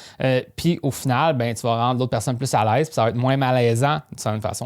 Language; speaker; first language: French; native; French